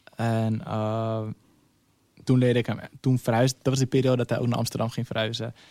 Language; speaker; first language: Dutch; early bilingual, other home language; Somali